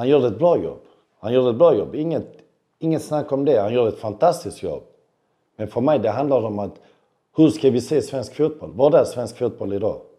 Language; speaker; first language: Swedish; early bilingual, other home language; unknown